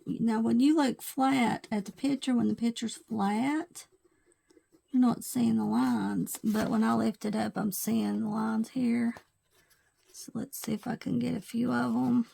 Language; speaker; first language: English; native; English